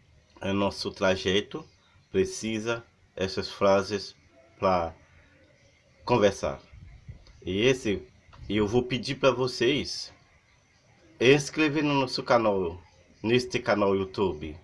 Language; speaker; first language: Portuguese; non-native, learner; Haitian Creole